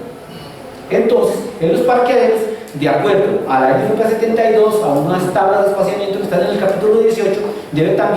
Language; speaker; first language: Spanish; native; Spanish